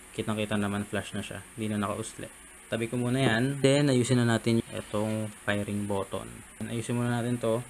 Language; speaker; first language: Filipino; native; Filipino